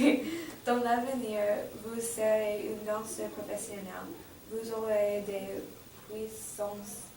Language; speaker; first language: French; non-native, learner; English